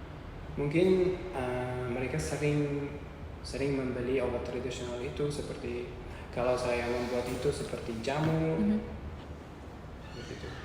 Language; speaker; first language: Indonesian; non-native, learner; Uzbek